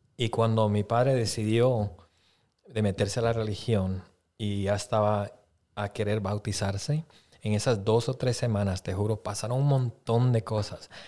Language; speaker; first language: Spanish; early bilingual, heritage; Spanish